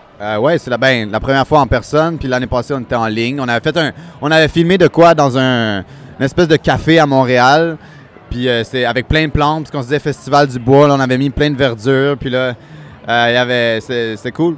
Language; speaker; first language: French; native; French